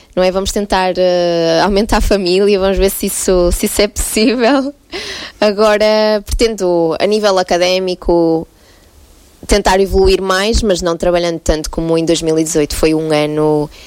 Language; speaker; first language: Portuguese; native; Portuguese